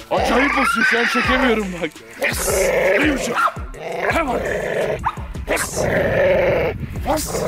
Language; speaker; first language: Turkish; native; Turkish